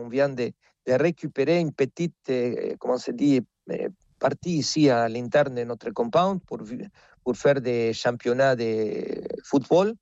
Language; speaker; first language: French; non-native, fluent; Spanish